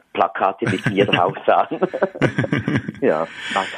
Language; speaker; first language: German; native; German